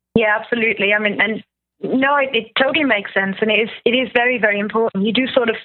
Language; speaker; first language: English; non-native, fluent; German